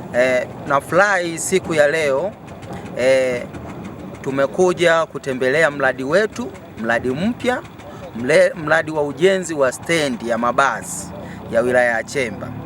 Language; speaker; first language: Swahili; native; Swahili